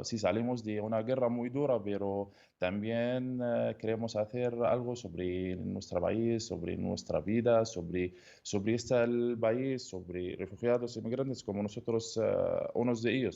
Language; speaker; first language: Spanish; non-native, learner; Arabic